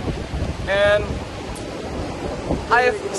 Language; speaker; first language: English; non-native, learner; Indonesian